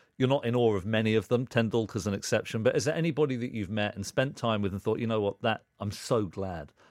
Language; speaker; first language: English; native; English